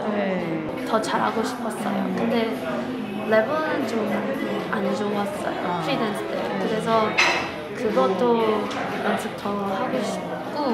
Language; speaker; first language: Korean; early bilingual, heritage; Korean